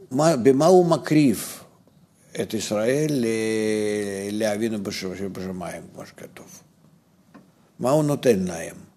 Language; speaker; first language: Hebrew; non-native, fluent; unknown